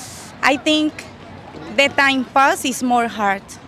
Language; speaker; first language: English; non-native, learner; Spanish